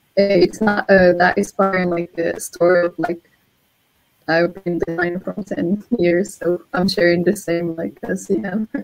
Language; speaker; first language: English; non-native, fluent; Arabic